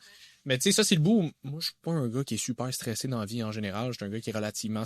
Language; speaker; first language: French; native; French